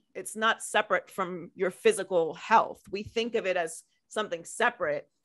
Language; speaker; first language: English; native; English